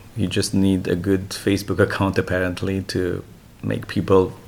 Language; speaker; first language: English; non-native, fluent; Romanian